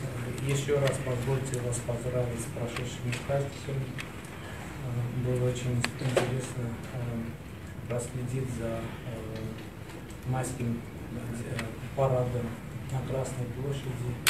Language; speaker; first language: Russian; non-native, fluent; Armenian